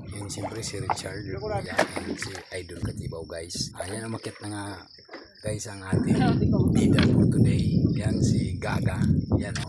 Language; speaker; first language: Filipino; non-native, local second language; Bikol